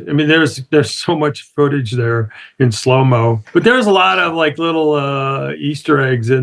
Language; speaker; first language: English; native; English